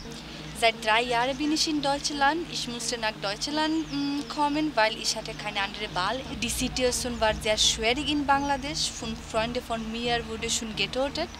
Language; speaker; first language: German; non-native, learner; Bangla